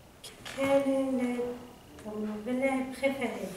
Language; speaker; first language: French; non-native, learner; Danish